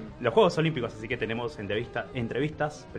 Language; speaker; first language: Spanish; native; Spanish